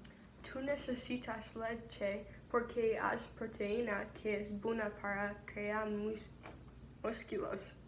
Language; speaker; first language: Spanish; non-native, learner; English